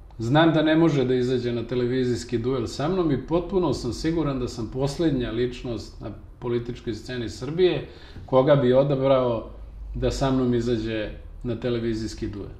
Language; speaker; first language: Serbian; native; Serbian